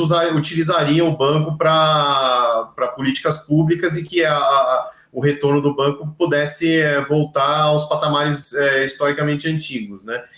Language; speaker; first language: Portuguese; native; Portuguese